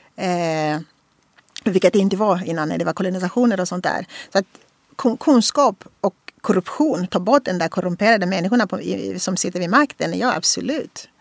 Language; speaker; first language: Swedish; non-native, fluent; Portuguese